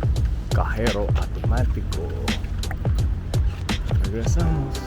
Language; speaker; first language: Spanish; non-native, learner; English